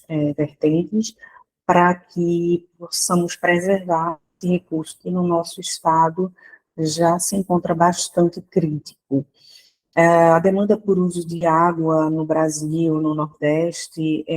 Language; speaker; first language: Portuguese; native; Portuguese